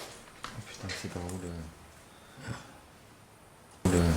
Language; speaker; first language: French; native; French